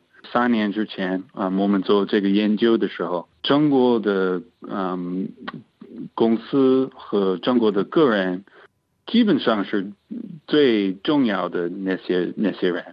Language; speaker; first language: Chinese; non-native, fluent; English